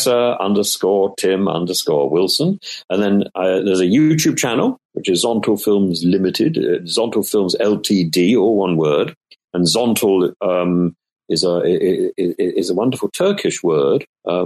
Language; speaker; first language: English; native; English